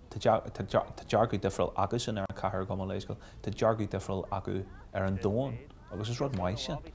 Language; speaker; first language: Irish; non-native, local second language; English